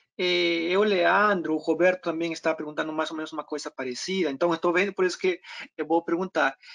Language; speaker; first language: Portuguese; non-native, fluent; Spanish